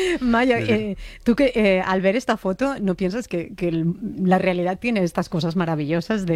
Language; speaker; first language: Spanish; native; Spanish